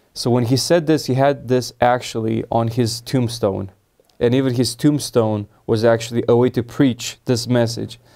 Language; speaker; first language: English; non-native, fluent; Romanian